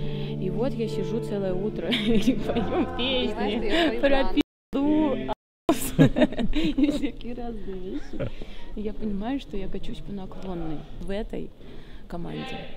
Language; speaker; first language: Russian; native; Russian